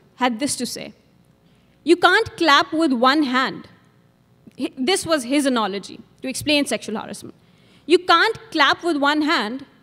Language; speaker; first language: English; non-native, local second language; Urdu